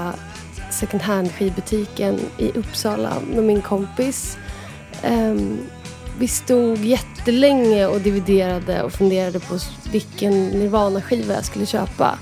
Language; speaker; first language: Swedish; native; Swedish